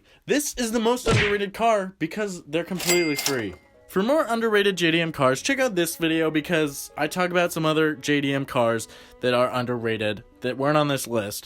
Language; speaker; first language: English; native; English